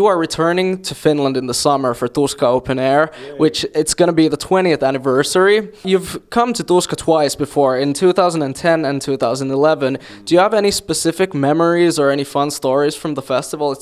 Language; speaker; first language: English; non-native, fluent; Finnish